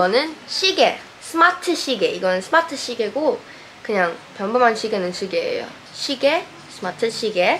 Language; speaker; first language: Korean; non-native, fluent; English